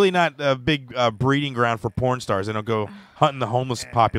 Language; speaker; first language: English; native; English